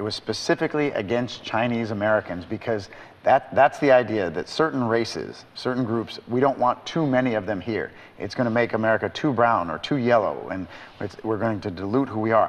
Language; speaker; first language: English; native; English